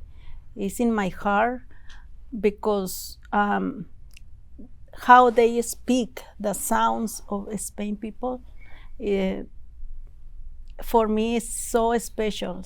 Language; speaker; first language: English; non-native, learner; Spanish